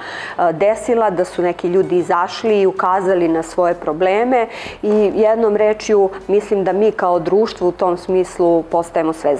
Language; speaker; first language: Serbian; native; Serbian